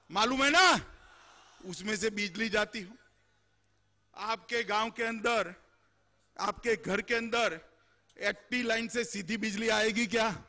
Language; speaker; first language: Hindi; non-native, local second language; Gujarati